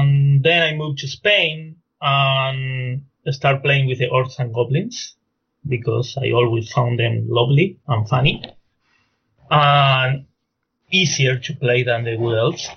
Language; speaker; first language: English; non-native, fluent; Spanish